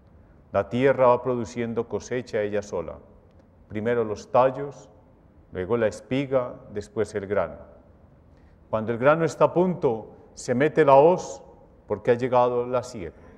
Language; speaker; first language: Spanish; native; Spanish